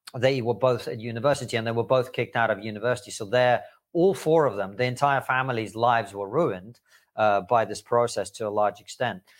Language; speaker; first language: English; early bilingual, other home language; Russian